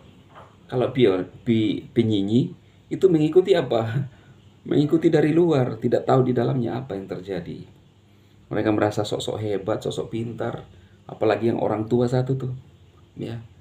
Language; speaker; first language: Indonesian; native; Indonesian